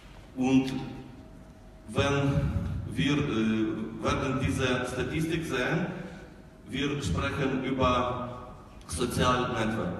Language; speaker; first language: German; non-native, learner; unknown